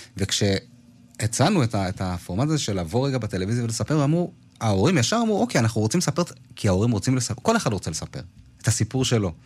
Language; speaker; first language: Hebrew; early bilingual, other home language; Amharic